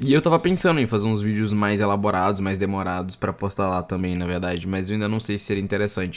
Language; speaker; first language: Portuguese; native; Portuguese